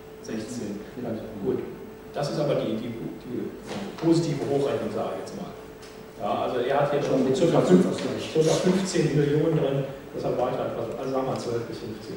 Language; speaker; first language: German; native; German